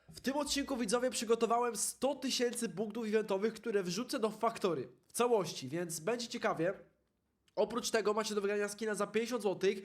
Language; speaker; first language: Polish; native; Polish